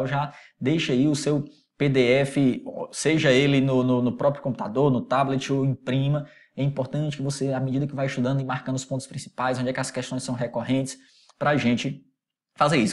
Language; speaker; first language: Portuguese; native; Portuguese